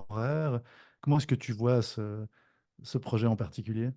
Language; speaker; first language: French; native; French